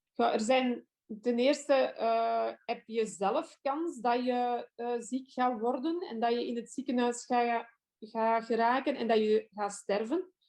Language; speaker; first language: Dutch; native; Dutch